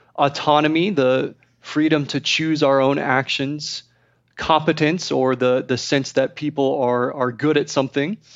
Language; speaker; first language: English; native; English